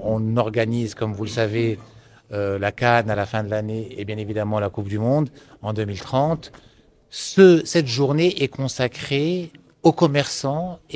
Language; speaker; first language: French; non-native, local second language; Arabic